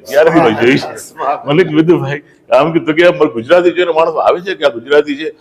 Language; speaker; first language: Gujarati; early bilingual, heritage; Gujarati